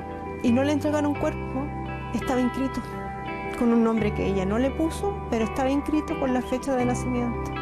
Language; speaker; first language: Spanish; native; Spanish